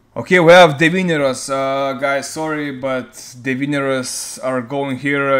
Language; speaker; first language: English; non-native, learner; Lithuanian